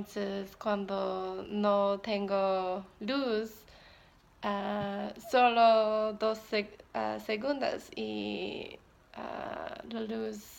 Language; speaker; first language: Spanish; non-native, learner; English